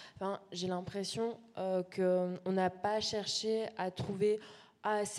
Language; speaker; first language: French; native; French